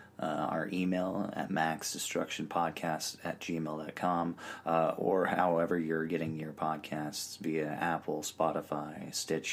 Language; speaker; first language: English; native; English